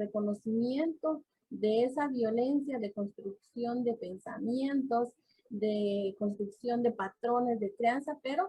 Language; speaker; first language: Spanish; native; Spanish